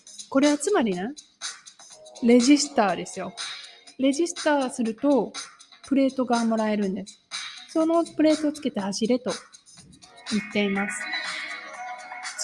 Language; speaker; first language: Japanese; native; Japanese